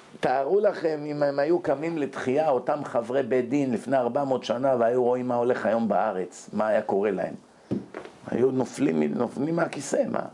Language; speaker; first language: Hebrew; native; Hebrew